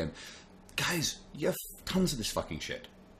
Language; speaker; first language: English; native; English